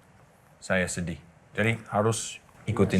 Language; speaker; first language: Indonesian; non-native, learner; English